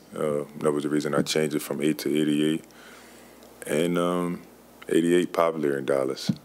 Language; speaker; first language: English; native; English